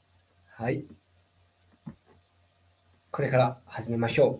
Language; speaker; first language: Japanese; non-native, fluent; Nepali